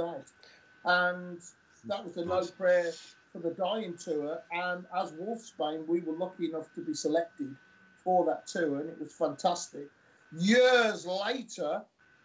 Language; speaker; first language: English; native; English